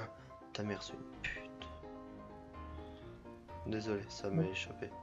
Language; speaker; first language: French; native; French